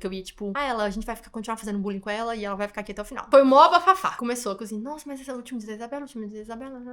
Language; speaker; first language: Portuguese; native; Portuguese